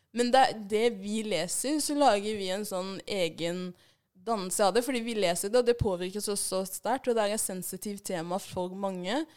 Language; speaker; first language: Norwegian; early bilingual, other home language; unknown